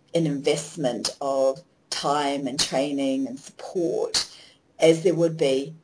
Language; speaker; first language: English; native; English